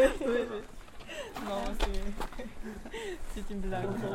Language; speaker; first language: French; non-native, learner; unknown